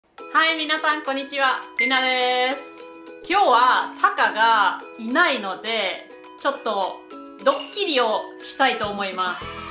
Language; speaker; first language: Japanese; non-native, fluent; German